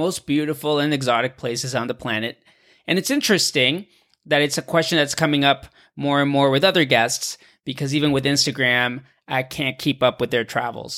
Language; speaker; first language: English; native; English